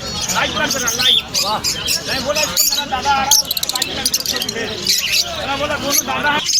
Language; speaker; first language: Hindi; non-native, local second language; Bangla